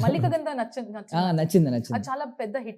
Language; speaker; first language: Telugu; non-native, learner; Kannada